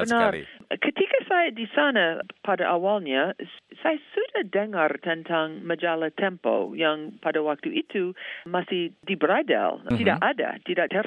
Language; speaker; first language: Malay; non-native, fluent; English